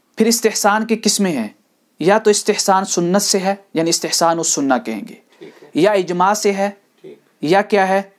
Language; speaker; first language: Urdu; non-native, local second language; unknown